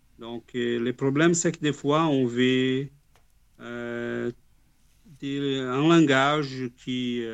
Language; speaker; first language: French; non-native, fluent; Portuguese